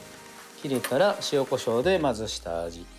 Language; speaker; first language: Japanese; native; Japanese